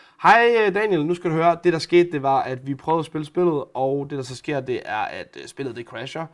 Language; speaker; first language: Danish; native; Danish